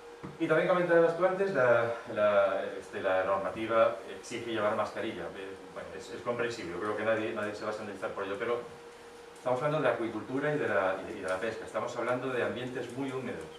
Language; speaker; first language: Spanish; native; Spanish